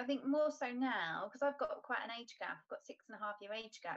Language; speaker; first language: English; native; English